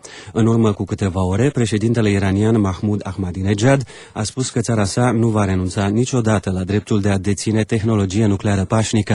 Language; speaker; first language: Romanian; native; Romanian